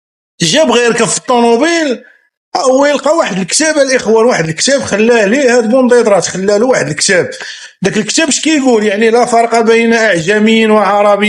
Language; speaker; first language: Arabic; native; Arabic